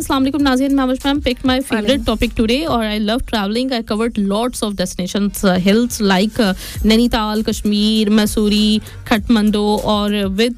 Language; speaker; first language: Hindi; native; Hindi